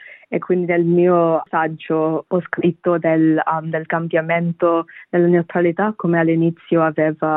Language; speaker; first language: Italian; non-native, fluent; Bangla